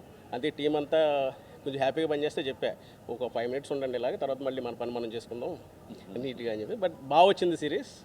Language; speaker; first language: Telugu; native; Telugu